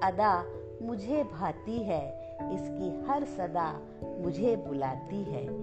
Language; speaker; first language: Hindi; non-native, local second language; Kannada